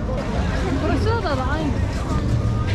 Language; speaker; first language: Turkish; non-native, learner; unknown